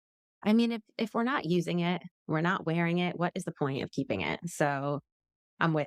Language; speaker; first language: English; native; English